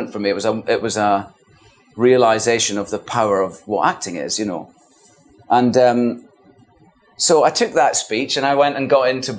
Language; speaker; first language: English; native; English